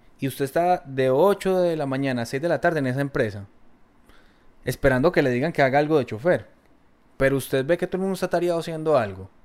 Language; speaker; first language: Spanish; native; Spanish